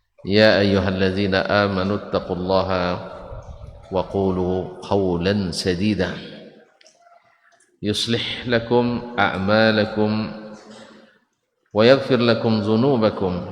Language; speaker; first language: Arabic; non-native, fluent; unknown